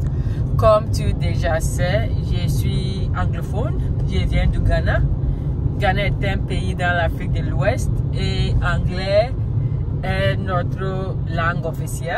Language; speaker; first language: French; non-native, learner; Akan